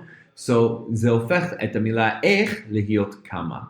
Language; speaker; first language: Hebrew; non-native, fluent; English